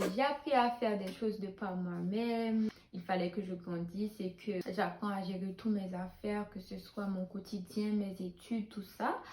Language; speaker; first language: French; non-native, local second language; Haitian Creole